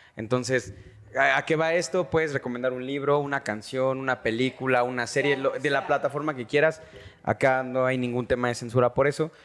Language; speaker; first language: Spanish; native; Spanish